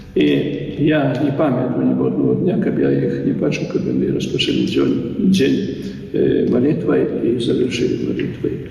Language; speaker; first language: Belarusian; native; Belarusian